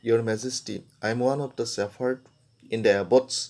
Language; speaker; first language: English; non-native, local second language; Assamese